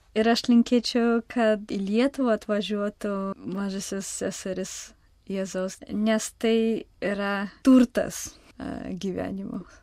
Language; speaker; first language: Lithuanian; non-native, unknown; Russian